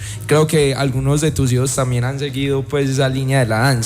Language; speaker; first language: Spanish; native; Spanish